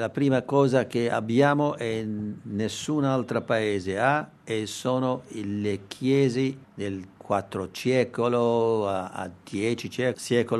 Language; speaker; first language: Italian; non-native, learner; Armenian